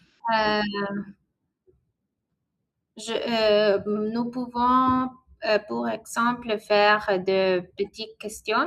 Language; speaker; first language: French; non-native, learner; Italian